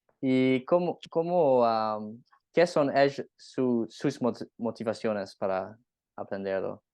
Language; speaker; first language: Spanish; non-native, learner; English